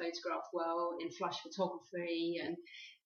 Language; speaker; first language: English; native; English